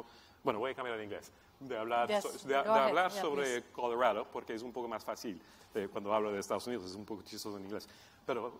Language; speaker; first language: Spanish; non-native, fluent; English